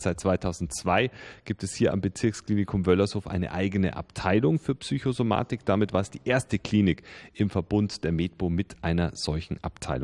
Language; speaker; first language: German; native; German